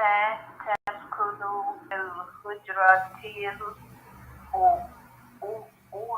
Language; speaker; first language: Arabic; non-native, learner; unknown